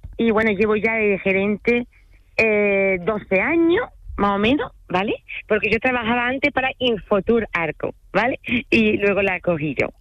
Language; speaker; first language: Spanish; non-native, fluent; French